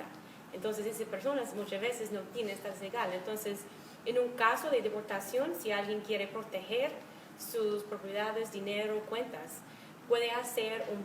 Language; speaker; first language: Spanish; non-native, fluent; English